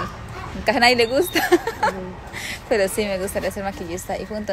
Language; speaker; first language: Spanish; native; Spanish